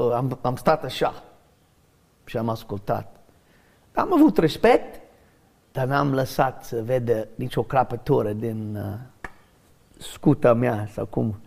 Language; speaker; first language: Romanian; non-native, learner; English